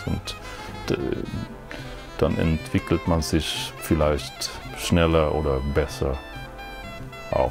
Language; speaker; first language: German; non-native, fluent; Swedish